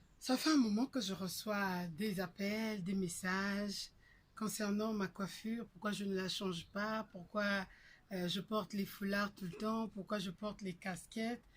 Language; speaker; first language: French; non-native, local second language; Lingala